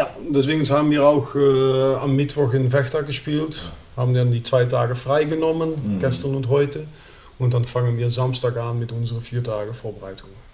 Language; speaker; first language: German; non-native, fluent; Dutch